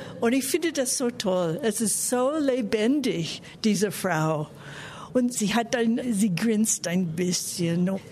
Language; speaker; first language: German; non-native, fluent; English